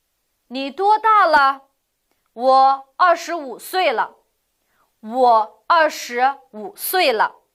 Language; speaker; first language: Chinese; non-native, fluent; Uyghur